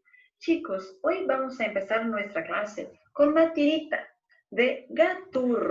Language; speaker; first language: Spanish; non-native, fluent; Portuguese